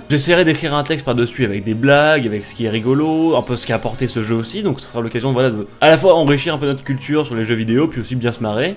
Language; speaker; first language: French; native; French